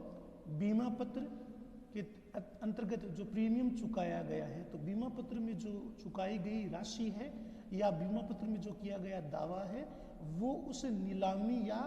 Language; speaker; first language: Hindi; native; Hindi